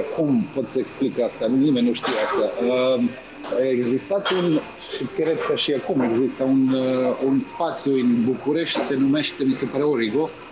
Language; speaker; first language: Romanian; non-native, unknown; Serbian